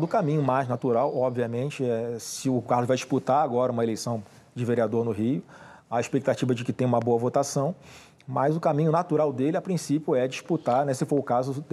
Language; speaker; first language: Portuguese; native; Portuguese